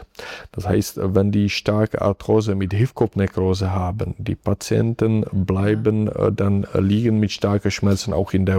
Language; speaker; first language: German; non-native, fluent; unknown